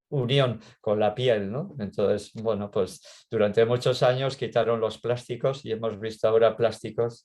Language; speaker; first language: Spanish; native; Spanish